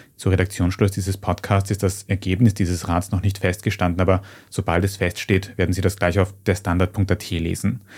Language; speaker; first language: German; native; German